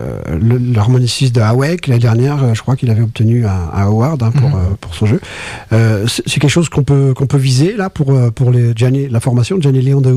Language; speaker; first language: French; native; French